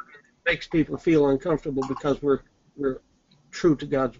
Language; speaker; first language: English; native; English